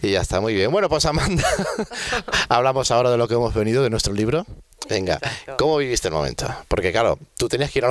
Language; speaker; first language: Spanish; native; Spanish